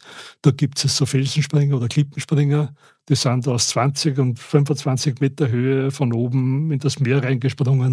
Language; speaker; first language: German; native; German